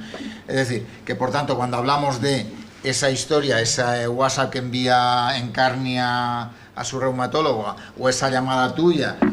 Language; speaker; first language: Spanish; native; Spanish